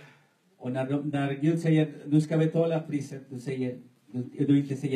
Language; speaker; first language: Swedish; non-native, learner; Spanish